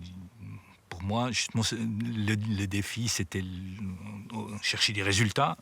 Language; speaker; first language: French; native; French